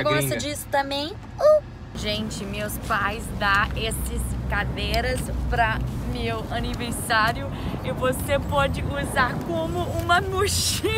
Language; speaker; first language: Portuguese; non-native, learner; English